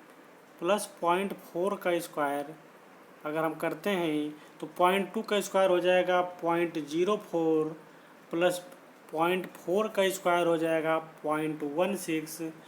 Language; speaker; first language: Hindi; native; Hindi